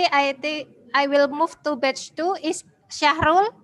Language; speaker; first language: English; non-native, learner; Indonesian